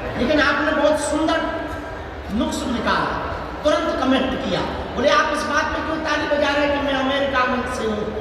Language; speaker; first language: Hindi; native; Hindi